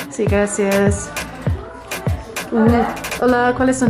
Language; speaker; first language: Spanish; non-native, learner; English